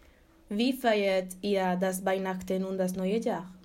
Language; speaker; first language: German; non-native, learner; Spanish